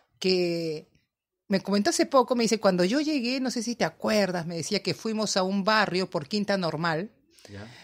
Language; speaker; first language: Spanish; native; Spanish